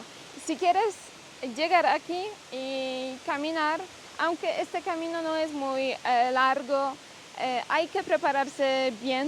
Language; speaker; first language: Spanish; non-native, learner; Polish